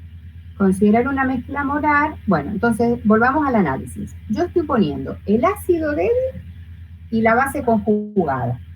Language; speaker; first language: Spanish; native; Spanish